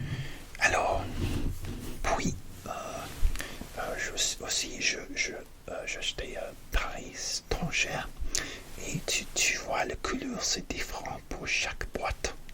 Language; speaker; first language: French; non-native, learner; English